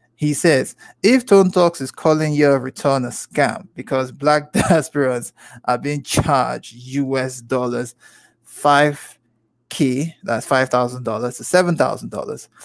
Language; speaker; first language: English; non-native, local second language; Igbo